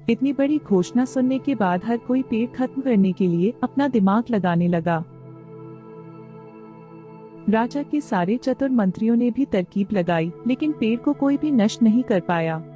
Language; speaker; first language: Hindi; native; Hindi